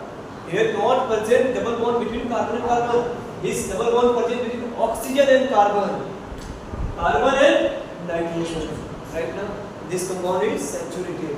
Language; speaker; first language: English; non-native, local second language; Hindi